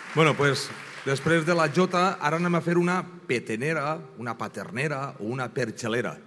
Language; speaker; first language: Spanish; non-native, local second language; Catalan